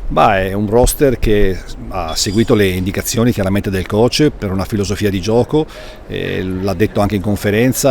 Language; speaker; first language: Italian; native; Italian